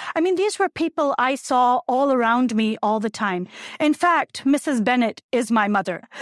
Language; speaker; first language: English; non-native, local second language; Urdu